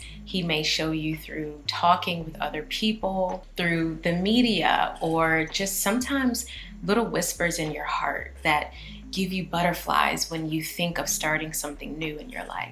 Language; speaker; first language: English; native; English